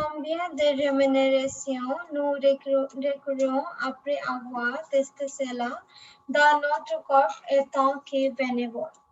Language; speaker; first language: French; non-native, learner; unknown